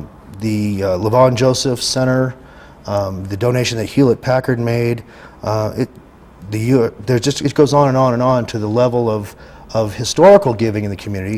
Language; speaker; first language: English; native; English